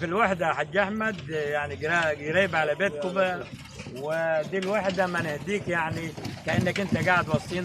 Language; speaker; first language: Arabic; native; Arabic